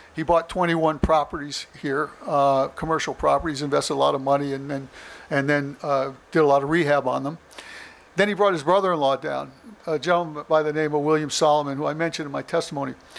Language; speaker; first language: English; native; English